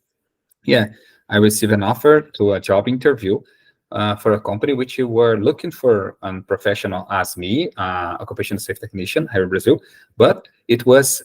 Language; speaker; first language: English; non-native, fluent; Portuguese